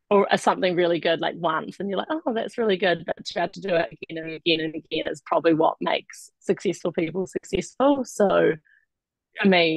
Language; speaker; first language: English; native; English